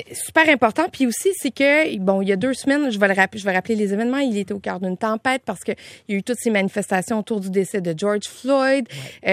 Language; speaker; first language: French; native; French